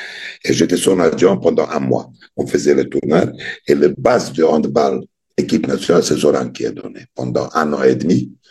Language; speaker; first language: French; non-native, fluent; Serbian